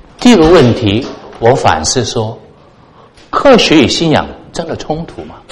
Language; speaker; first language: Chinese; non-native, local second language; Cantonese